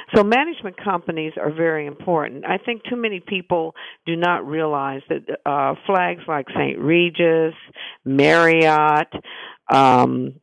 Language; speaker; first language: English; native; English